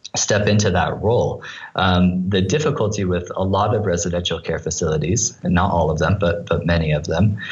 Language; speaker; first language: English; native; English